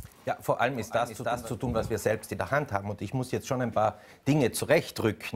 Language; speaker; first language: German; native; German